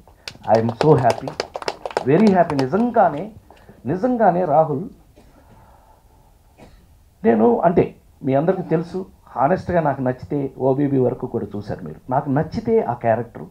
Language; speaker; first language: Telugu; native; Telugu